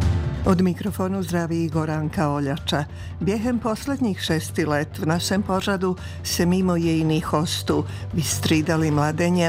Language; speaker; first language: Czech; non-native, fluent; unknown